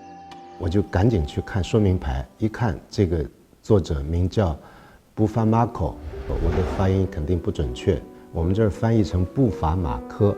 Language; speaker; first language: Chinese; native; Chinese